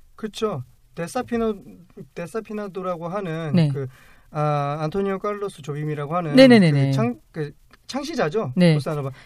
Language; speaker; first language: Korean; native; Korean